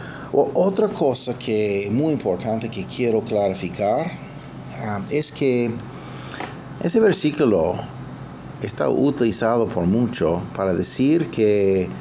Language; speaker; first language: Spanish; non-native, fluent; English